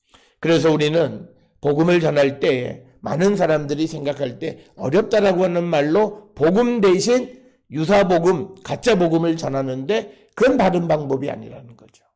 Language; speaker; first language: Korean; native; Korean